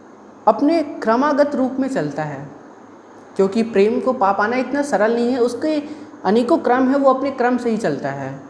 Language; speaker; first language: Hindi; native; Hindi